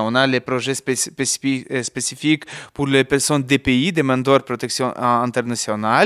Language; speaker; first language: French; non-native, learner; Ukrainian